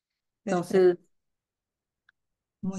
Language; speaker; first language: Spanish; non-native, fluent; Portuguese